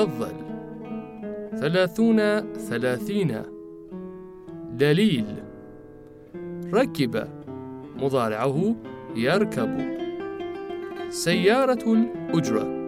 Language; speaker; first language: Arabic; non-native, fluent; Persian